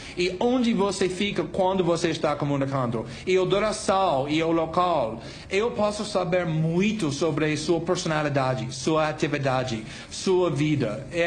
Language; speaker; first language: Portuguese; non-native, fluent; English